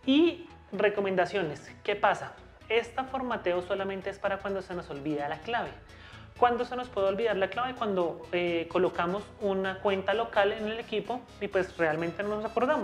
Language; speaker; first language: Spanish; native; Spanish